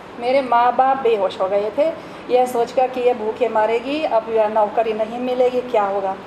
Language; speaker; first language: Hindi; non-native, fluent; Hungarian